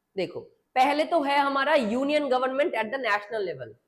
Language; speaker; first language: Hindi; non-native, local second language; Bangla